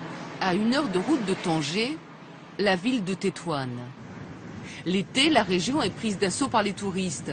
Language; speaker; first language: French; native; French